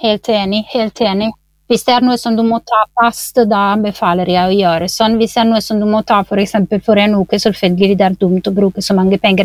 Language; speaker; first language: Norwegian; non-native, fluent; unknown